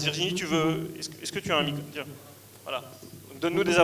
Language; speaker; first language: French; native; French